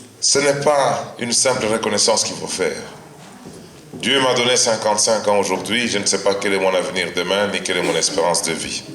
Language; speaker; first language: French; non-native, local second language; Luba-Lulua